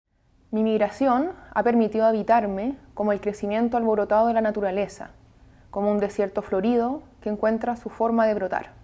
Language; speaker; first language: Spanish; native; Spanish